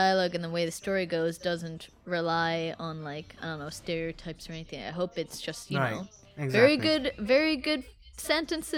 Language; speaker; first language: English; native; English